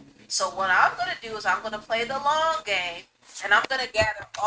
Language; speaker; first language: English; native; English